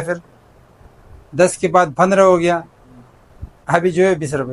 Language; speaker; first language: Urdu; non-native, fluent; Pashto